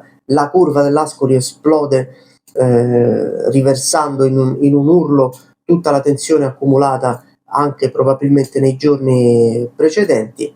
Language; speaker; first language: Italian; native; Italian